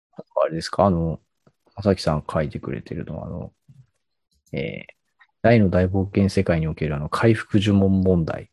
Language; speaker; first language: Japanese; native; Japanese